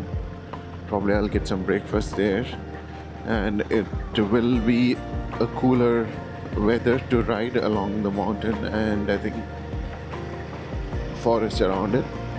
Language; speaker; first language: English; non-native, local second language; Malayalam